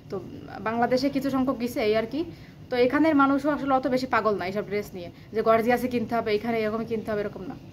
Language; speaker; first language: Bangla; native; Bangla